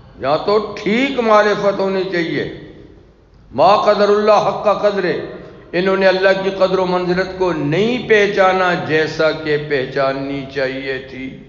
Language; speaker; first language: Urdu; non-native, local second language; Pashto